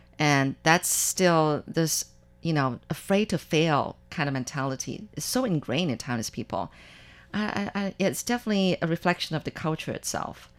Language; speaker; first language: English; non-native, fluent; Chinese